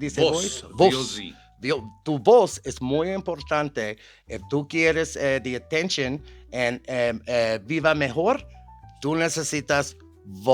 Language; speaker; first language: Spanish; non-native, learner; English